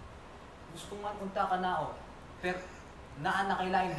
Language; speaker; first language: Cebuano; non-native, learner; Filipino